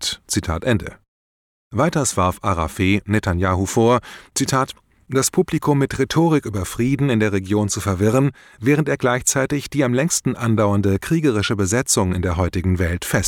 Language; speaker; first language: German; native; German